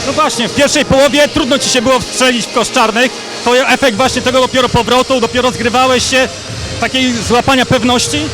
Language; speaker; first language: Polish; native; Polish